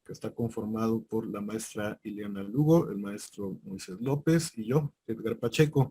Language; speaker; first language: Spanish; native; Spanish